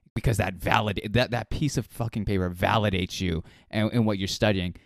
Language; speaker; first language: English; early bilingual, other home language; Filipino